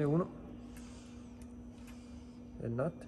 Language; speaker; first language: Spanish; non-native, learner; Italian